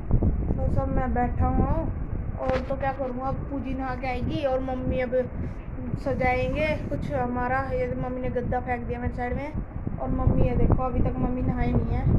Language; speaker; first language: Hindi; native; Hindi